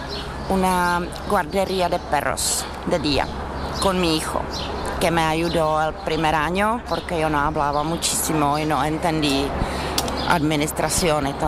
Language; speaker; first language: Spanish; non-native, learner; Czech